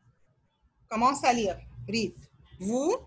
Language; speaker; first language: French; non-native, fluent; Arabic